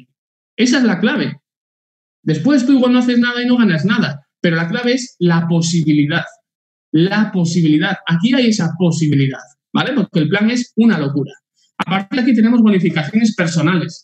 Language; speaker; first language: Spanish; native; Spanish